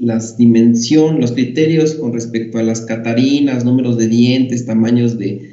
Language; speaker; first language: Spanish; native; Spanish